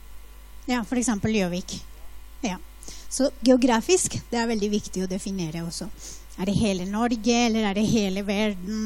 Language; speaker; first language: Norwegian; non-native, fluent; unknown